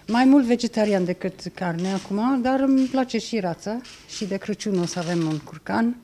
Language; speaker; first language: Romanian; non-native, fluent; English